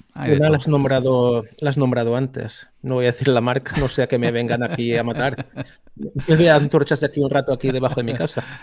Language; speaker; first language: Spanish; native; Spanish